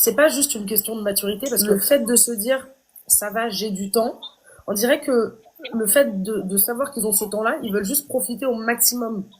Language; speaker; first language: French; native; French